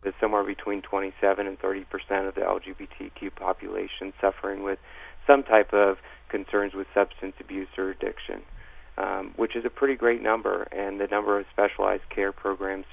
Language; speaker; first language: English; native; English